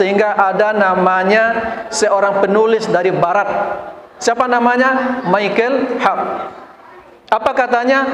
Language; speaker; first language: Malay; non-native, local second language; Minangkabau